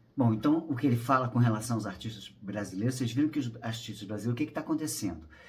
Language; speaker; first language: Portuguese; native; Portuguese